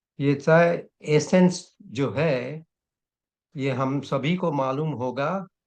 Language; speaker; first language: Hindi; non-native, local second language; Bangla